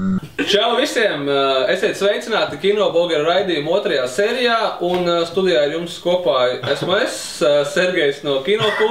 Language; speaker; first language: Latvian; non-native, local second language; Russian